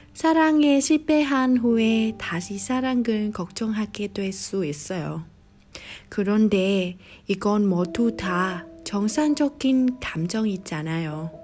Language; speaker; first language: Korean; non-native, learner; Vietnamese